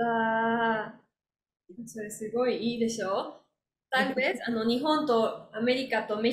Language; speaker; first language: Japanese; non-native, learner; Spanish